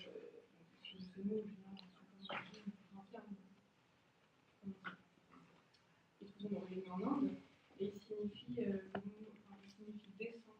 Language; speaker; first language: French; native; French